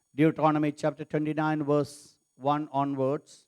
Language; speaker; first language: English; non-native, local second language; Malayalam